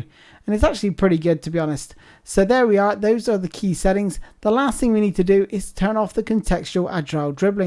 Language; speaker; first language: English; native; English